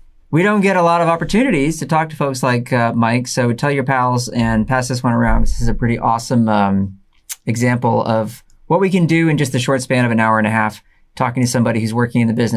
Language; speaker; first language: English; native; English